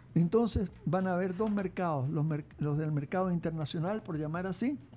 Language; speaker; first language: Spanish; native; Spanish